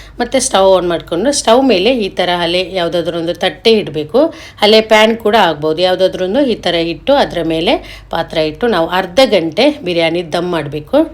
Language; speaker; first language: Kannada; non-native, local second language; Malayalam